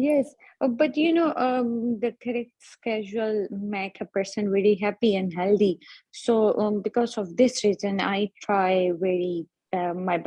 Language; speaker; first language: English; non-native, learner; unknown